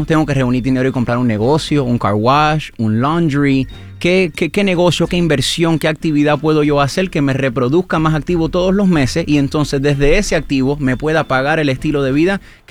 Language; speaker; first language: Spanish; native; Spanish